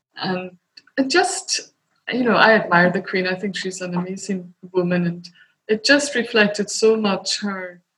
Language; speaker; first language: English; native; English